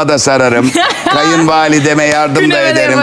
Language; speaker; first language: Turkish; native; Turkish